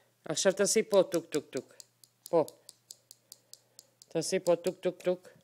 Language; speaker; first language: Hebrew; native; Hebrew